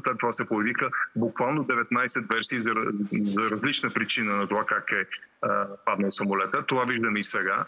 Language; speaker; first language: Bulgarian; native; Bulgarian